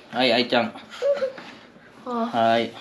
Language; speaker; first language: Japanese; non-native, fluent; Filipino